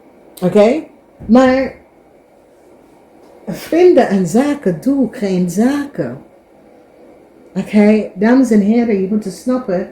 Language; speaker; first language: Dutch; non-native, fluent; English